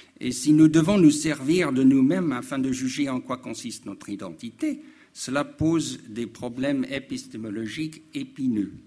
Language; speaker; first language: French; non-native, fluent; English